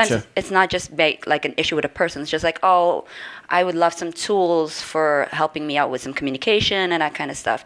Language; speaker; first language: English; non-native, fluent; Dutch